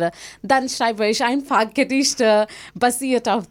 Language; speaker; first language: German; non-native, learner; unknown